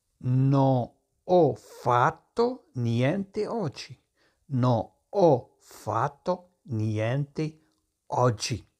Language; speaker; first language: Italian; non-native, fluent; Arabic